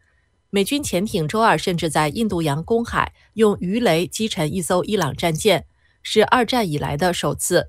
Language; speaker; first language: Chinese; native; Chinese